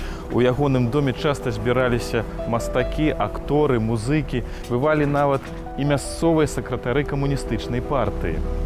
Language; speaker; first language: Belarusian; native; Belarusian